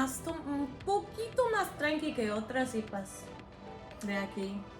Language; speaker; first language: Spanish; non-native, fluent; English